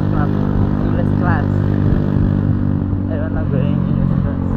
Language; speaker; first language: English; non-native, learner; Indonesian